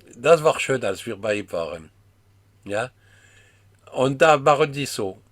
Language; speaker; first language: German; non-native, fluent; French